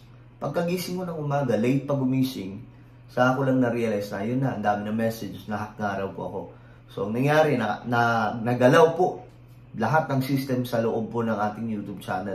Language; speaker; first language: Filipino; native; Filipino